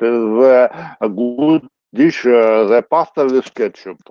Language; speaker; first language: English; non-native, learner; Russian